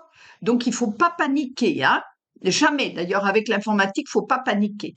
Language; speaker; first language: French; native; French